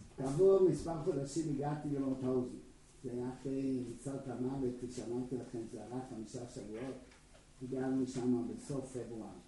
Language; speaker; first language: Hebrew; non-native, fluent; Czech